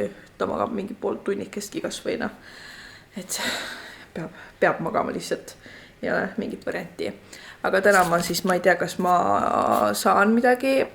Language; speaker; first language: Estonian; native; Estonian